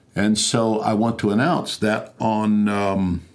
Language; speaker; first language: English; native; English